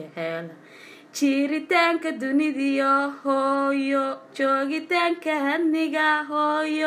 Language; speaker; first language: English; non-native, learner; Somali